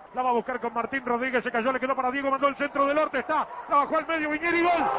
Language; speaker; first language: Spanish; native; Spanish